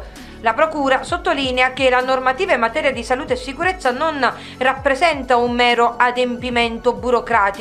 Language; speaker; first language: Italian; native; Italian